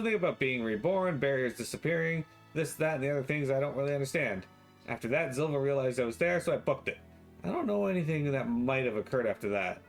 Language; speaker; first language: English; native; English